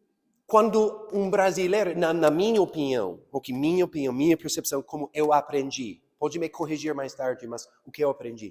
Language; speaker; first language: Portuguese; non-native, fluent; English